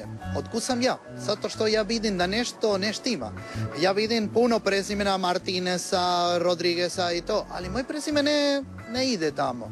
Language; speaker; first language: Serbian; non-native, learner; Spanish